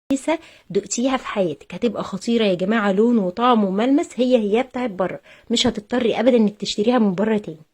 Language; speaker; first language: Arabic; native; Arabic